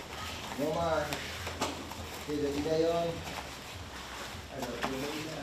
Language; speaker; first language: Hungarian; non-native, learner; Portuguese